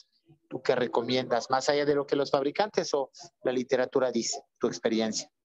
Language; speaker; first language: Spanish; native; Spanish